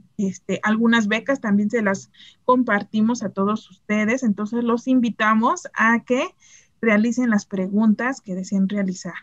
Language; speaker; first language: Spanish; native; Spanish